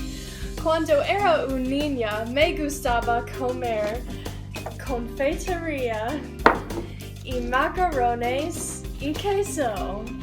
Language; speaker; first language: Spanish; non-native, learner; English